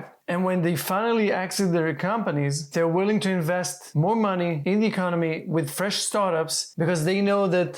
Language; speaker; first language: English; non-native, fluent; Hebrew